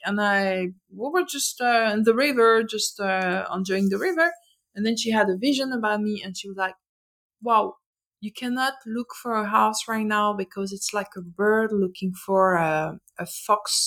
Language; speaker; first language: English; non-native, fluent; French